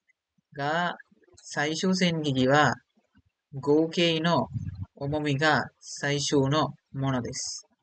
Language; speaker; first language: Japanese; non-native, learner; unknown